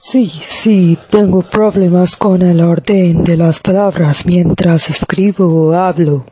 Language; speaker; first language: Spanish; non-native, learner; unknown